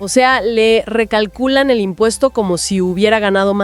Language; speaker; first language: Spanish; native; Spanish